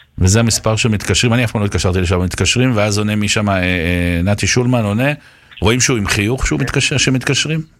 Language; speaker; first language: Hebrew; native; Hebrew